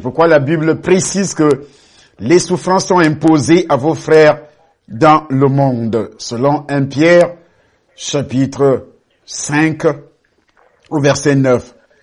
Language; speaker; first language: French; non-native, local second language; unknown